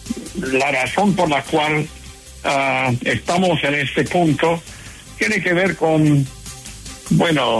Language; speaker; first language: Spanish; non-native, fluent; English